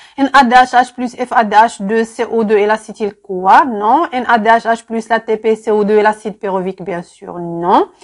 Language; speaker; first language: French; non-native, local second language; Arabic